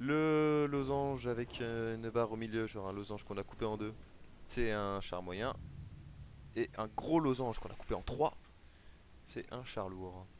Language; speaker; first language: French; native; French